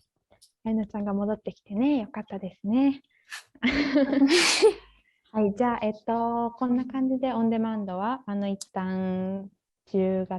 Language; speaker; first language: Japanese; native; Japanese